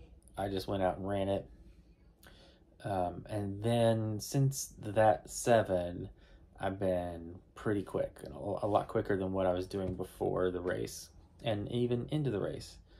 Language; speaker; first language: English; native; English